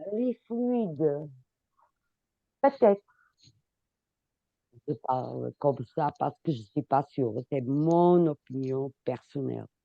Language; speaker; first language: French; non-native, fluent; Portuguese